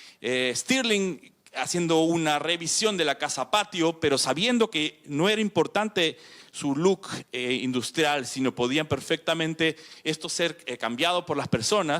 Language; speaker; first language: Spanish; native; Spanish